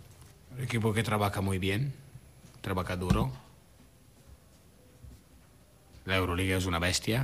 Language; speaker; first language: Spanish; non-native, fluent; Italian